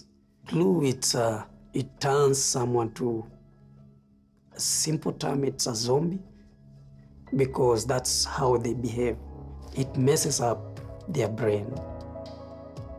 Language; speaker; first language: English; non-native, local second language; Swahili